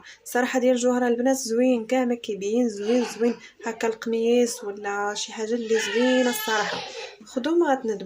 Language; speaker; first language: Arabic; native; Arabic